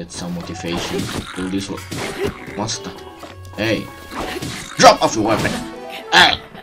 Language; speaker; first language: English; non-native, learner; Indonesian